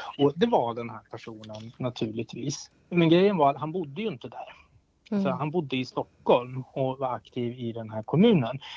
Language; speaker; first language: Swedish; native; Swedish